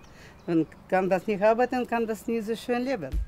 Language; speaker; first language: German; non-native, learner; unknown